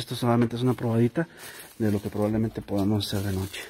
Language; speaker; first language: Spanish; native; Spanish